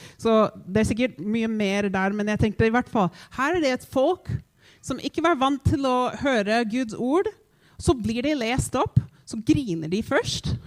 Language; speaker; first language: Norwegian; non-native, fluent; English